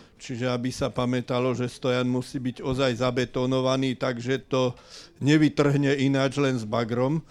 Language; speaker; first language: Slovak; native; Slovak